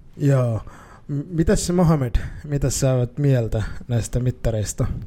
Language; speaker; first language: Finnish; early bilingual, other home language; Somali